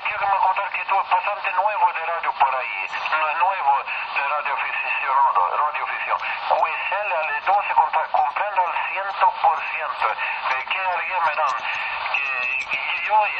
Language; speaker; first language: Spanish; non-native, learner; Swedish